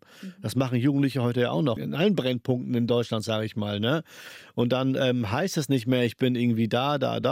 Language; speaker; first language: German; early bilingual, other home language; Urdu